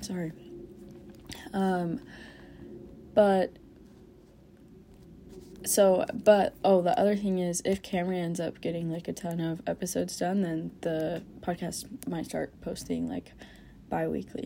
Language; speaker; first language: English; native; English